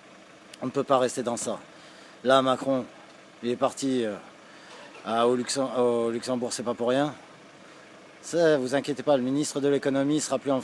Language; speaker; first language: French; native; French